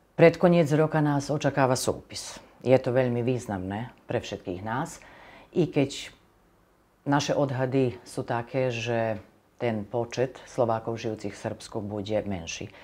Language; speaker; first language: Slovak; native; Slovak